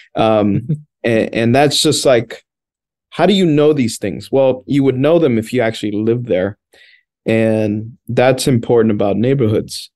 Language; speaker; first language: English; early bilingual, other home language; Spanish